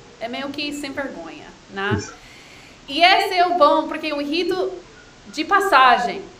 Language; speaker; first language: Portuguese; non-native, fluent; English